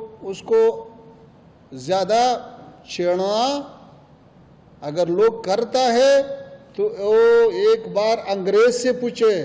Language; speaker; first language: Hindi; non-native, fluent; Pashto